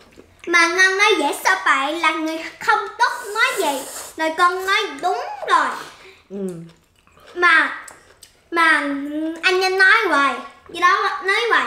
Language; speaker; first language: Vietnamese; early bilingual, heritage; Korean